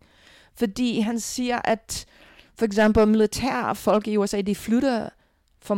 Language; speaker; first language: Danish; non-native, fluent; English